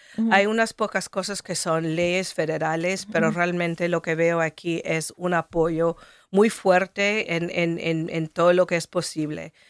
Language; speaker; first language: Spanish; non-native, fluent; English